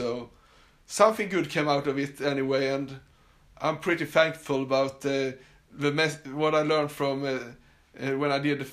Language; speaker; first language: English; non-native, fluent; Swedish